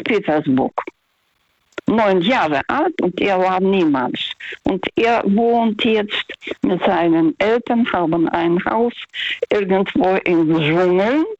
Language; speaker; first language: German; non-native, fluent; Russian